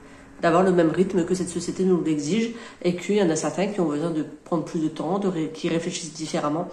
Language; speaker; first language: French; native; French